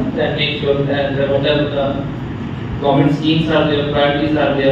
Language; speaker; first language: Telugu; non-native, learner; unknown